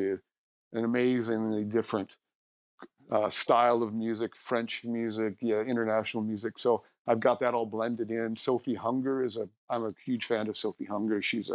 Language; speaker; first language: English; native; English